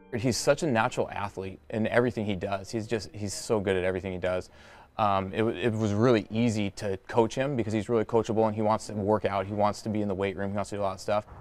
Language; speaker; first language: English; native; English